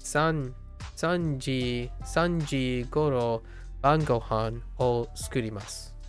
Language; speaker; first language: Japanese; non-native, learner; English